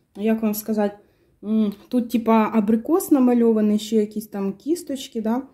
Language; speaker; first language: Ukrainian; non-native, local second language; Russian